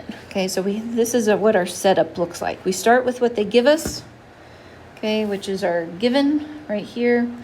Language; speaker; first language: English; native; English